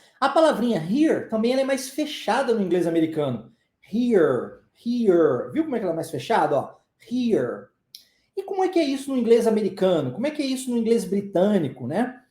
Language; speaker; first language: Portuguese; early bilingual, heritage; Portuguese